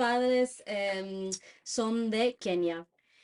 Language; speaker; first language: Spanish; non-native, learner; English